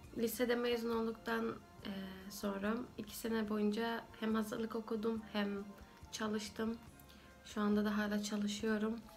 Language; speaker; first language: Turkish; early bilingual, heritage; Turkish